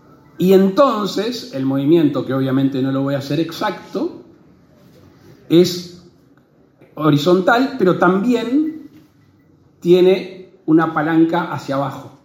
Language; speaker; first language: Spanish; native; Spanish